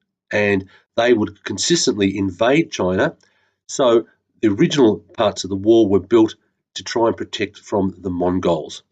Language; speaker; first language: English; native; English